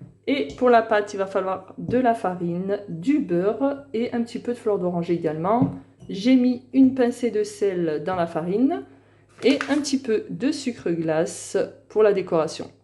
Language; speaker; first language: French; native; French